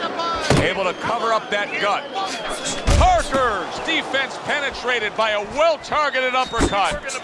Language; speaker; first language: English; native; English